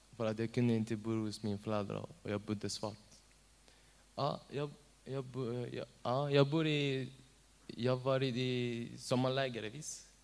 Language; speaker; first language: Swedish; non-native, learner; Persian